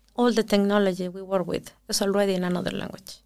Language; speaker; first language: English; early bilingual, other home language; Spanish